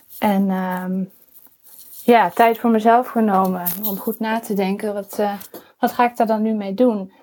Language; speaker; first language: Dutch; native; Dutch